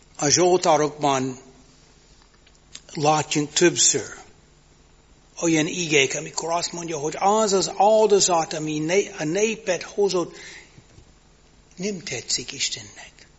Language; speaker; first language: Hungarian; non-native, fluent; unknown